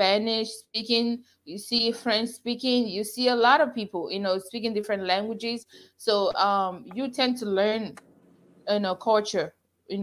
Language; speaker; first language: English; non-native, local second language; Igbo